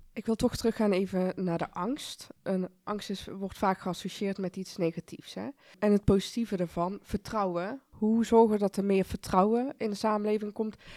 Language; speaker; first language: Dutch; early bilingual, other home language; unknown